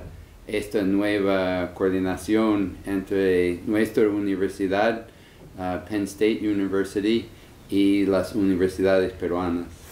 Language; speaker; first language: Spanish; non-native, fluent; English